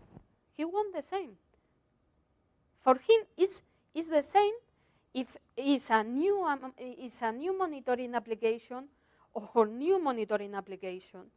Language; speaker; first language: English; non-native, learner; Spanish